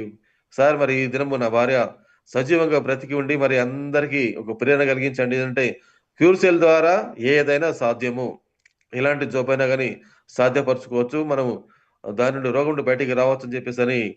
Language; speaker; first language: Telugu; native; Telugu